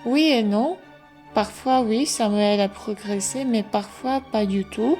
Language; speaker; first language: French; non-native, fluent; English